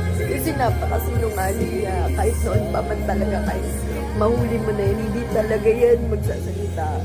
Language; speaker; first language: Filipino; native; Filipino